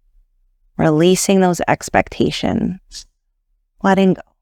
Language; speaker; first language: English; native; English